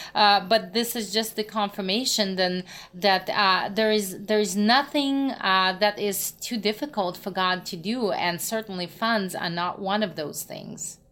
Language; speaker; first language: English; non-native, fluent; Russian